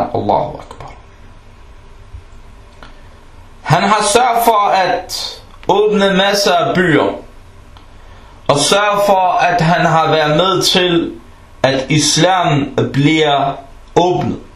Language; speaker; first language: Danish; non-native, fluent; Arabic